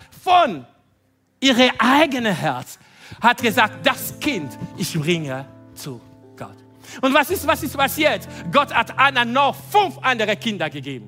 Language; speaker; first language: German; non-native, fluent; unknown